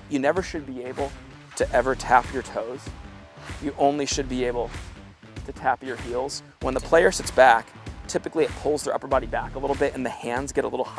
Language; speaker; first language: English; native; English